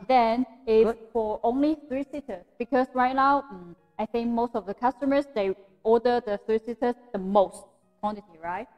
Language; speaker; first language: English; non-native, fluent; Chinese